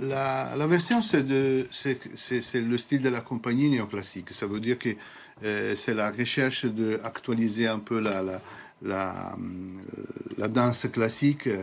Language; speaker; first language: French; non-native, fluent; Italian